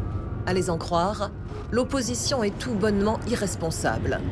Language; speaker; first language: French; native; French